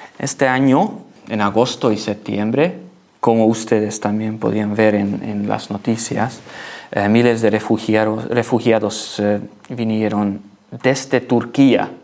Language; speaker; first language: Spanish; non-native, learner; Hungarian